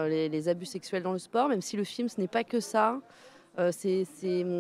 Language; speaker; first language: French; native; French